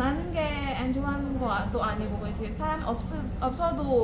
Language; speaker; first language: Korean; non-native, learner; Burmese